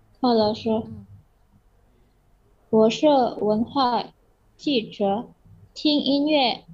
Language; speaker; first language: Chinese; non-native, learner; Indonesian